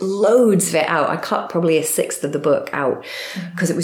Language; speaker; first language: English; native; English